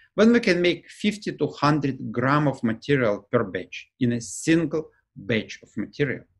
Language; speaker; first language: English; non-native, fluent; Ukrainian